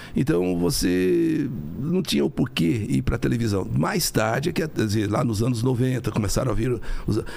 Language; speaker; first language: Portuguese; native; Portuguese